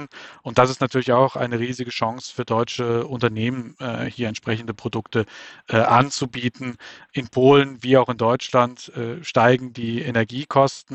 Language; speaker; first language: German; native; German